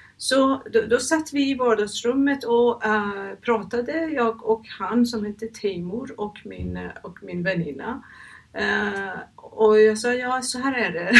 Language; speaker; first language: Swedish; non-native, fluent; Persian